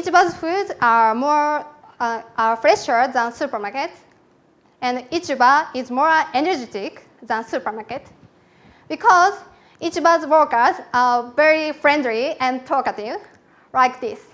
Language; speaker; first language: English; non-native, learner; Japanese